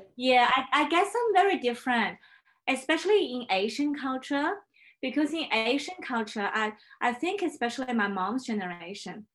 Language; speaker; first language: English; non-native, fluent; Chinese